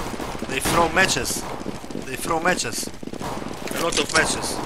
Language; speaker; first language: English; non-native, learner; Polish